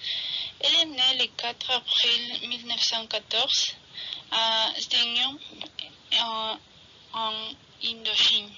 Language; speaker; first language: French; non-native, learner; Spanish